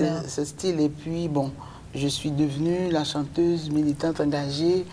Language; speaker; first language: French; native; French